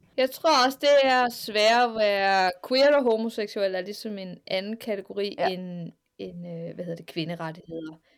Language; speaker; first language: Danish; native; Danish